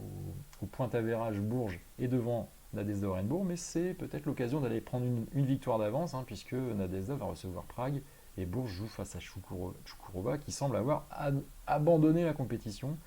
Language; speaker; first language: French; native; French